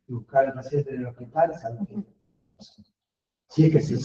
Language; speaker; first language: Spanish; native; Spanish